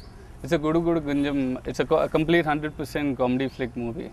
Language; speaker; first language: English; non-native, local second language; Telugu